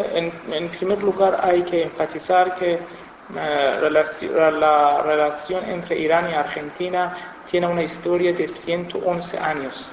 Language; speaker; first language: Spanish; non-native, fluent; Persian